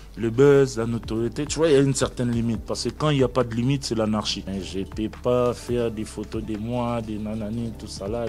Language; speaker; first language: French; non-native, local second language; Lingala